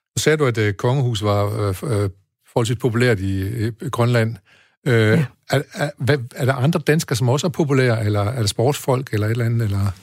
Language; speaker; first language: Danish; native; Danish